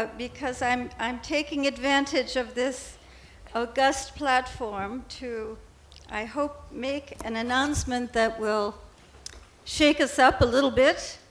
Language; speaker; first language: English; native; English